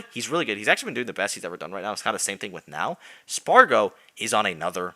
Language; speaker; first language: English; native; English